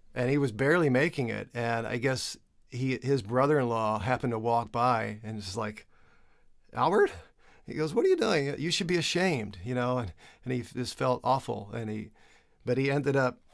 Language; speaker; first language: English; native; English